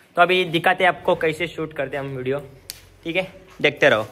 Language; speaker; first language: Hindi; non-native, local second language; Marathi